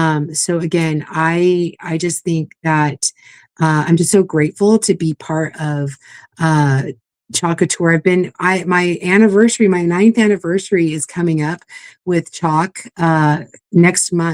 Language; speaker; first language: English; native; English